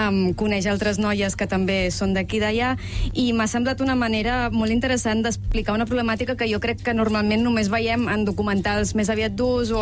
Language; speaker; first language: Catalan; native; Catalan